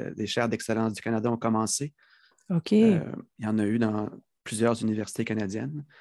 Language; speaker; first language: French; native; French